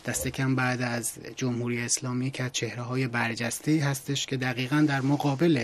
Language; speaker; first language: Persian; native; Persian